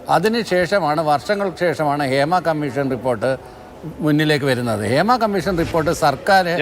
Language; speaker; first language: Malayalam; native; Malayalam